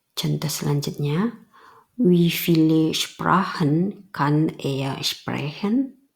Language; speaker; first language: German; non-native, fluent; Indonesian